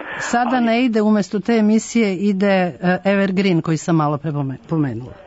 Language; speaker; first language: Serbian; native; Serbian